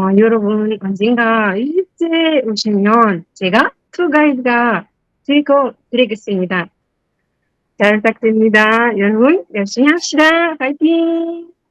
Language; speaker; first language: Korean; non-native, fluent; Arabic